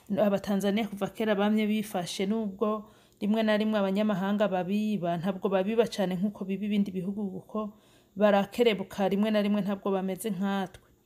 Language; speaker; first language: Rundi; early bilingual, heritage; Rundi